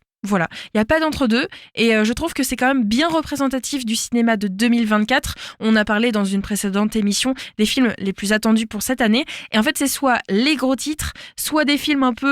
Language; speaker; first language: French; native; French